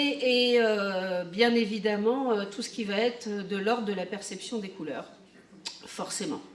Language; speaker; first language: French; native; French